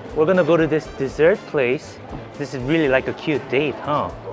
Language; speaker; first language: English; non-native, fluent; Korean